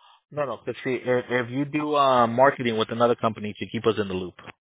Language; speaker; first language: English; early bilingual, other home language; Spanish